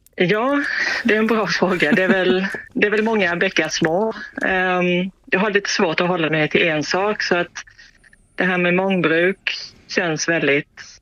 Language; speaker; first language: Swedish; early bilingual, heritage; Swedish